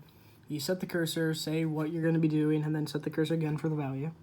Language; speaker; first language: English; native; English